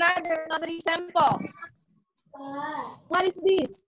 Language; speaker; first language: English; non-native, learner; Indonesian